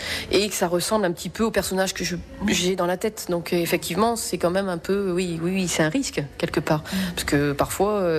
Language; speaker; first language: French; native; French